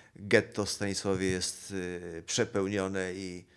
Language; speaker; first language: Polish; native; Polish